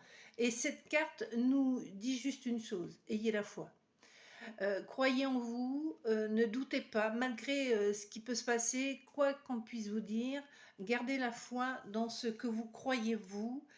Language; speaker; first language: French; native; French